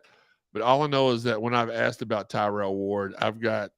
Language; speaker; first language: English; native; English